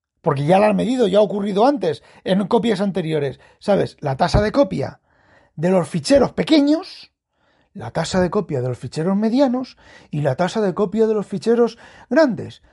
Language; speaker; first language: Spanish; native; Spanish